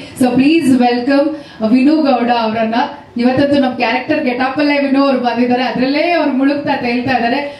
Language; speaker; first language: Kannada; native; Kannada